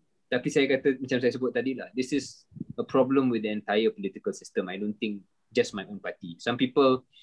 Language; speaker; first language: English; non-native, local second language; Malay